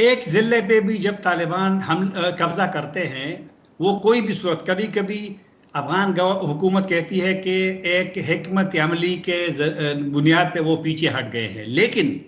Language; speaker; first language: Hindi; non-native, local second language; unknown